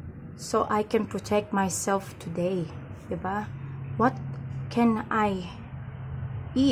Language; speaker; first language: English; non-native, local second language; Filipino